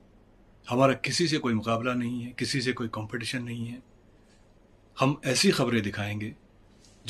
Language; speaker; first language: Hindi; native; Hindi